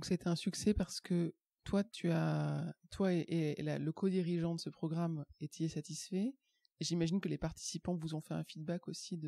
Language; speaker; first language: French; native; French